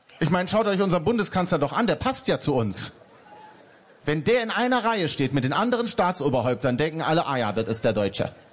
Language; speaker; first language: German; native; German